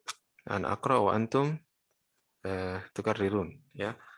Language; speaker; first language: Indonesian; native; Indonesian